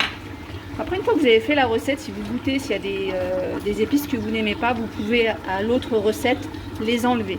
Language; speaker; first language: French; native; French